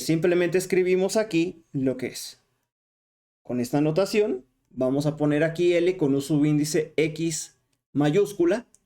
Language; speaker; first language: Spanish; native; Spanish